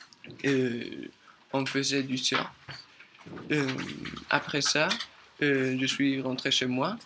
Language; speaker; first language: French; non-native, learner; Spanish